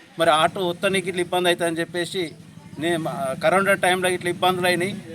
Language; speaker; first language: Telugu; native; Telugu